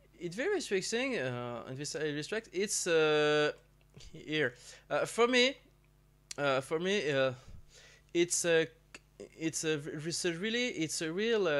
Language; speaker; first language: English; non-native, learner; French